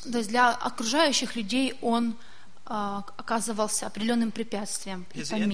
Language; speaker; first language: Russian; native; Russian